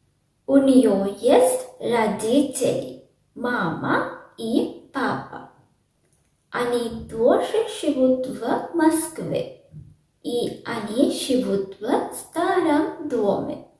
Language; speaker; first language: Russian; non-native, learner; Sinhala